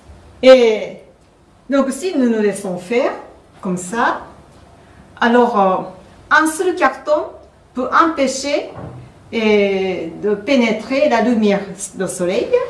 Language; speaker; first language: French; non-native, fluent; Japanese